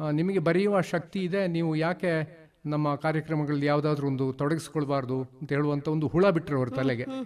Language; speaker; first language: Kannada; non-native, local second language; Tulu